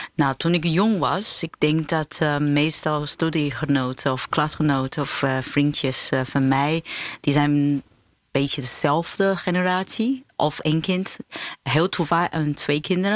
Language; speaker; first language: Dutch; non-native, fluent; Chinese